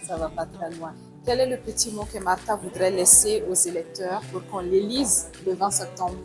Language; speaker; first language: French; native; French